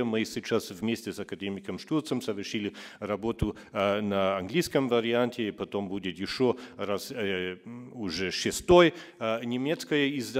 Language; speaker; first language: Russian; non-native, fluent; German